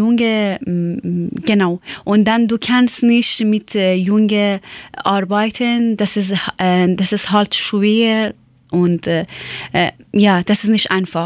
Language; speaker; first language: German; non-native, learner; Persian